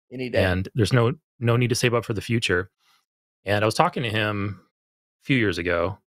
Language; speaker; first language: English; native; English